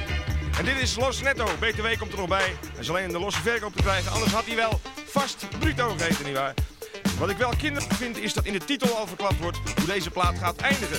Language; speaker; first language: Dutch; native; Dutch